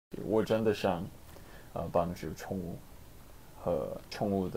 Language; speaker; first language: Chinese; non-native, learner; English